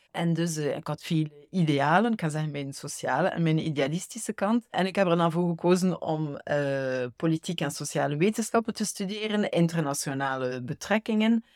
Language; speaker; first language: Dutch; native; Dutch